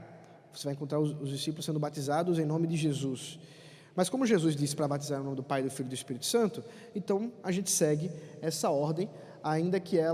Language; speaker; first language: Portuguese; native; Portuguese